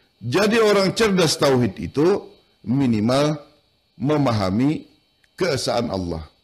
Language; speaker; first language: Indonesian; non-native, local second language; Banjar